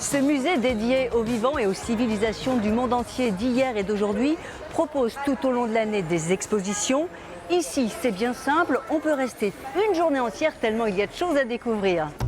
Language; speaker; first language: French; native; French